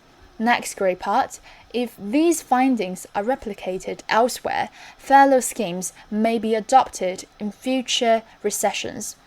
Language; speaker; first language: English; non-native, fluent; Chinese